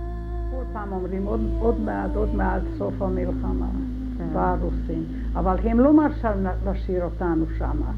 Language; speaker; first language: Hebrew; non-native, learner; Hungarian